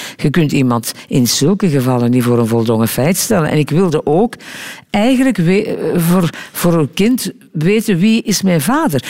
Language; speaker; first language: Dutch; native; Dutch